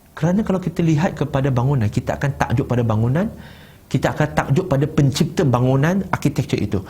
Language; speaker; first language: Malay; non-native, local second language; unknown